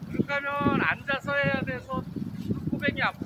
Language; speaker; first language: Korean; native; Korean